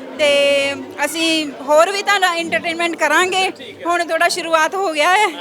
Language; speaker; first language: Punjabi; native; Punjabi